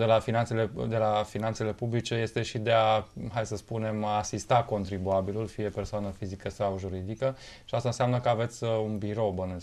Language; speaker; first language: Romanian; native; Romanian